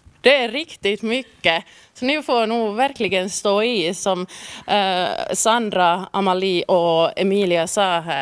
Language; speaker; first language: Swedish; native; Swedish